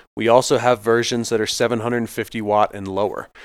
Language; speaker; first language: English; native; English